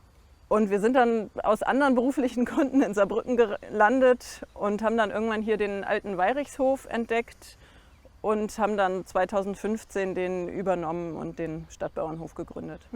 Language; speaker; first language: German; native; German